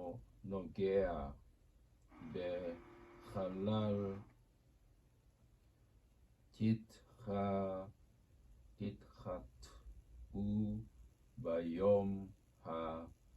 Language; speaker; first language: Hebrew; non-native, learner; Japanese